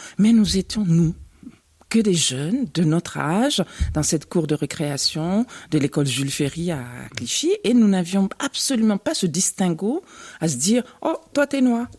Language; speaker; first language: French; early bilingual, other home language; Bambara